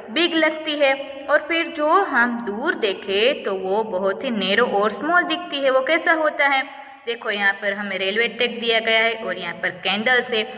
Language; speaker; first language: Hindi; non-native, local second language; Gujarati